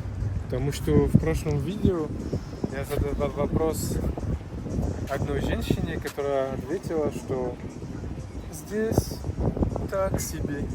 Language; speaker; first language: Russian; non-native, fluent; French